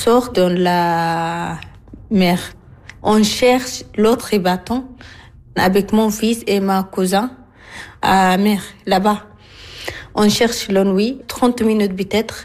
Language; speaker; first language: French; non-native, learner; Arabic